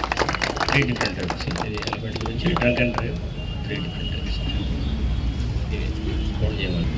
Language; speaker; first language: Telugu; native; Telugu